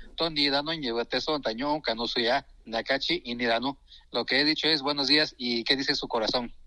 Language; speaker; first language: Spanish; non-native, local second language; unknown